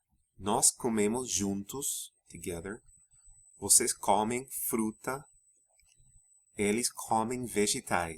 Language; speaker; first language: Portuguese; non-native, fluent; English